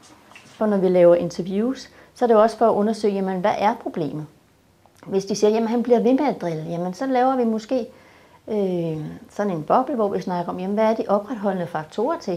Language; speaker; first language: Danish; native; Danish